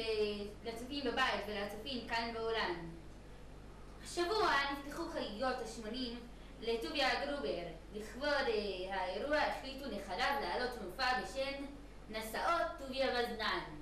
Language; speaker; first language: Hebrew; native; Hebrew